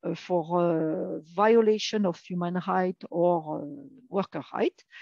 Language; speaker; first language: English; non-native, fluent; French